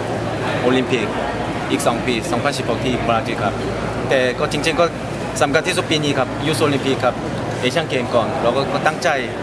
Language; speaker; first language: Thai; non-native, fluent; Korean